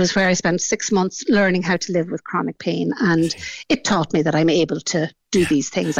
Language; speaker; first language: English; native; English